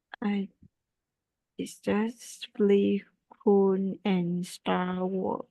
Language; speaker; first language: English; non-native, learner; Vietnamese